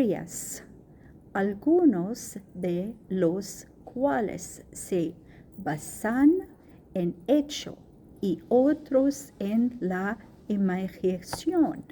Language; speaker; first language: Spanish; non-native, learner; Arabic